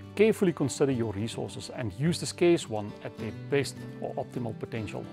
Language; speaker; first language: English; non-native, local second language; Afrikaans